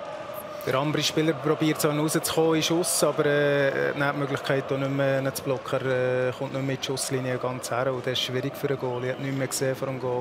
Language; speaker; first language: German; native; German